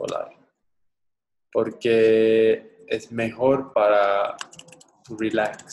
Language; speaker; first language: Spanish; non-native, learner; English